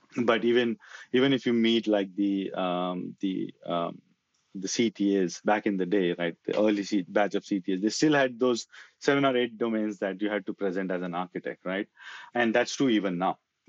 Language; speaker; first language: English; non-native, local second language; Marathi